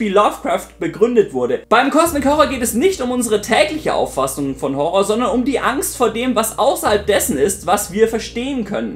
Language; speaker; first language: German; native; German